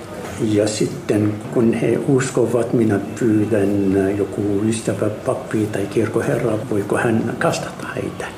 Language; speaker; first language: Finnish; non-native, fluent; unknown